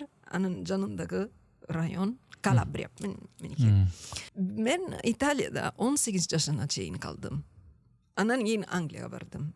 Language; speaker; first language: Kyrgyz; non-native, learner; Italian